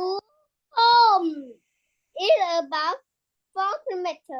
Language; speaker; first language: English; non-native, learner; Vietnamese